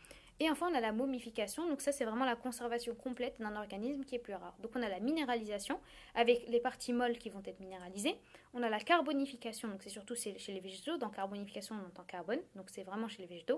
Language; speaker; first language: French; native; French